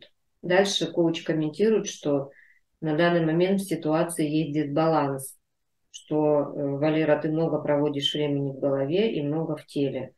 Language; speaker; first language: Russian; native; Russian